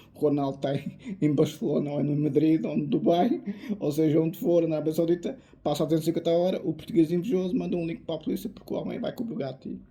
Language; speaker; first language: Portuguese; native; Portuguese